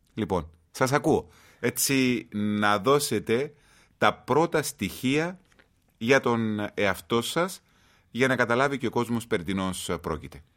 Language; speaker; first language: Greek; native; Greek